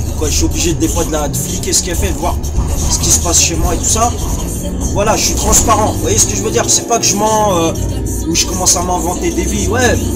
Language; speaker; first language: French; early bilingual, other home language; Arabic